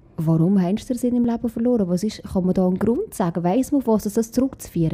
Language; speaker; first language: German; native; German